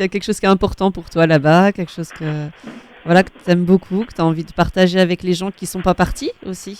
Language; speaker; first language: French; native; French